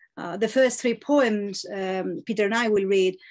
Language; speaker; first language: English; non-native, fluent; Greek